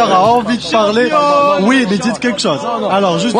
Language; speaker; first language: French; non-native, local second language; Arabic